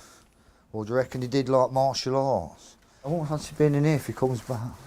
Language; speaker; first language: English; native; English